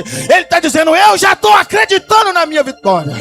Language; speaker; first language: Portuguese; native; Portuguese